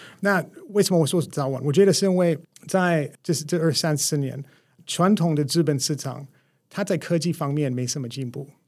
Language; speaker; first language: Chinese; non-native, fluent; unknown